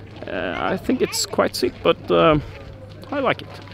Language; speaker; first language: English; non-native, fluent; Norwegian